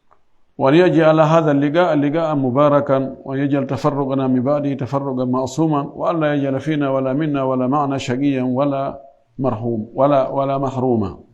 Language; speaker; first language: Arabic; non-native, fluent; Fula